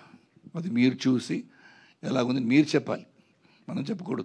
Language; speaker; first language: Telugu; non-native, local second language; Tamil